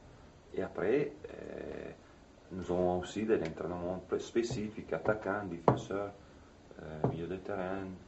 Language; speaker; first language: French; non-native, fluent; Italian